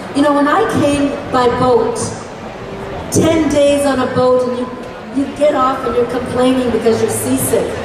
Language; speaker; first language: English; early bilingual, other home language; Ukrainian